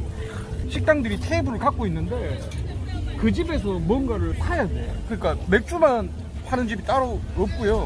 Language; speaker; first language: Korean; native; Korean